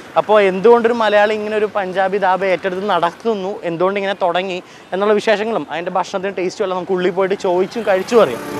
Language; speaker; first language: Malayalam; native; Malayalam